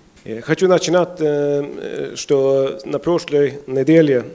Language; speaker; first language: Russian; non-native, fluent; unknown